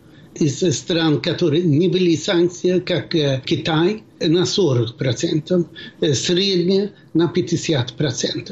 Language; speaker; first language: Russian; non-native, fluent; Swedish